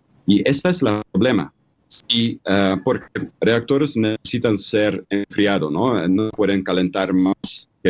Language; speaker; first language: Spanish; non-native, fluent; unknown